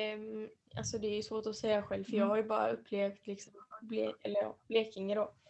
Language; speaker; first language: Swedish; native; Swedish